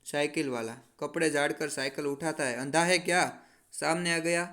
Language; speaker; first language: Hindi; non-native, local second language; Gujarati